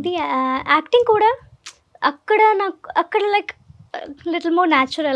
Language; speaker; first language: Telugu; non-native, learner; Malayalam